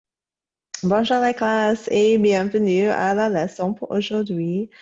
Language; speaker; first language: French; non-native, fluent; English